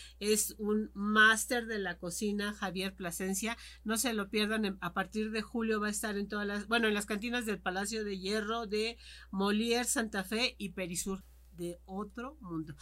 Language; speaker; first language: Spanish; native; Spanish